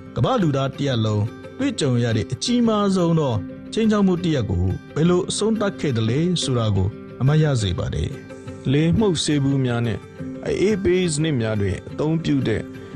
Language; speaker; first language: Burmese; non-native, local second language; Hakha Chin